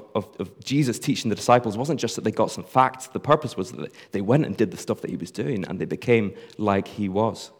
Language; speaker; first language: English; native; English